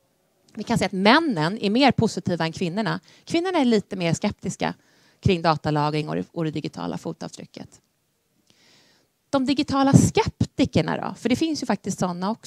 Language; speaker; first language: Swedish; native; Swedish